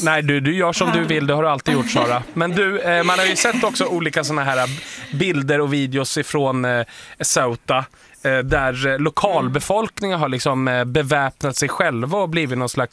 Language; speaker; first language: Swedish; native; Swedish